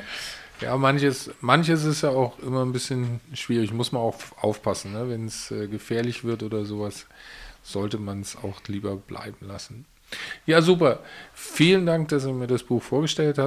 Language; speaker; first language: German; native; German